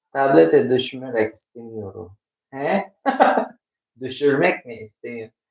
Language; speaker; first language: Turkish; non-native, learner; Filipino